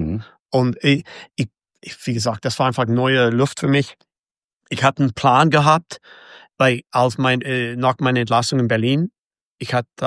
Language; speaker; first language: German; non-native, fluent; English